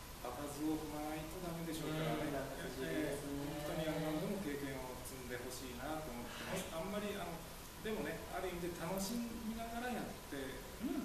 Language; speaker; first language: Japanese; native; Japanese